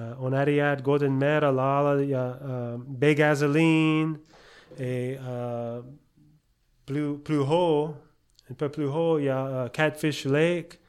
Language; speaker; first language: French; early bilingual, heritage; French